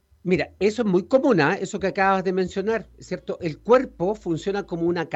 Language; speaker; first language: Spanish; native; Spanish